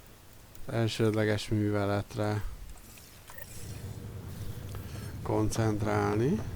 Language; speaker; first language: Hungarian; native; Hungarian